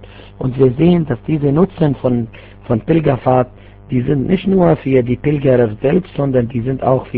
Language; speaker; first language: German; non-native, fluent; Arabic